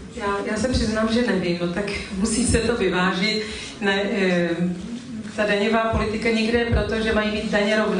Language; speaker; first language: Czech; native; Czech